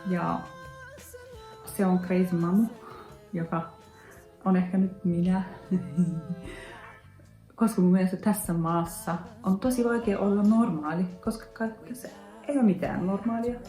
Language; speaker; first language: Finnish; non-native, fluent; Turkish